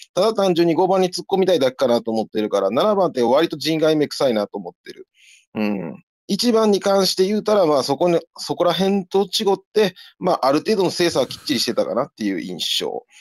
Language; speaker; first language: Japanese; native; Japanese